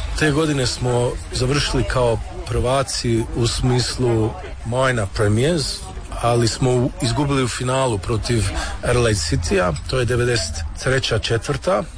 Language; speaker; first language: Serbian; early bilingual, heritage; Croatian